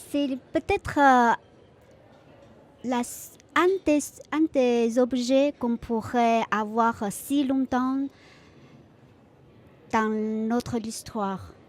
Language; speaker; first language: French; non-native, fluent; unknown